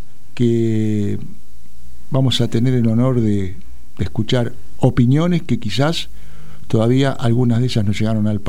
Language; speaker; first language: Spanish; native; Spanish